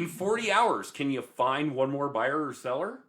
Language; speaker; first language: English; native; English